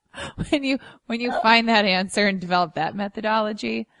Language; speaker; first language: English; native; English